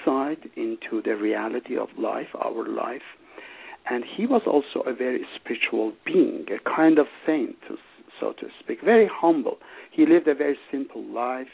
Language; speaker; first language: English; non-native, fluent; Persian